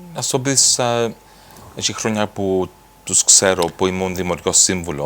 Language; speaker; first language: Greek; early bilingual, heritage; English